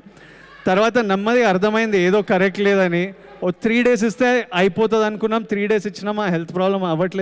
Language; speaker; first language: Telugu; native; Telugu